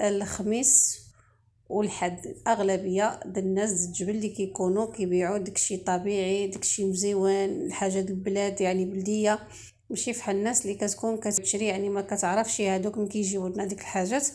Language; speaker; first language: Arabic; native; Arabic